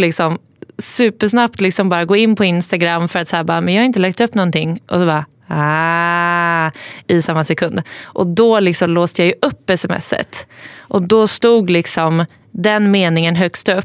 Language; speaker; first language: Swedish; native; Swedish